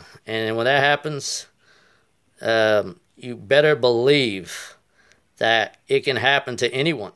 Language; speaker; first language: English; native; English